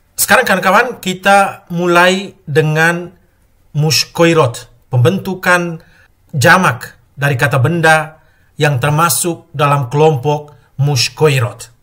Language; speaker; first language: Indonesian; native; Indonesian